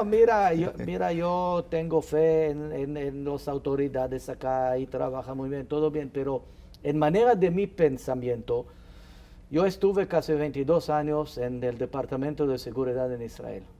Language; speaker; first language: Spanish; non-native, fluent; Hebrew